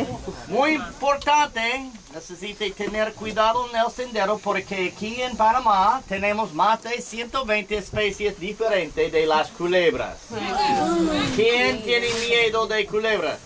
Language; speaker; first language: Spanish; non-native, learner; English